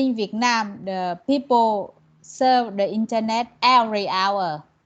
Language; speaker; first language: English; non-native, learner; Vietnamese